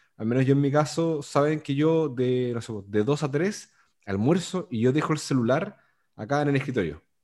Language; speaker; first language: Spanish; native; Spanish